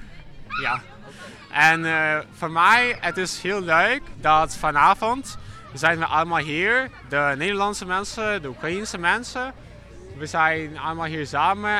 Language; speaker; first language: Dutch; non-native, learner; Ukrainian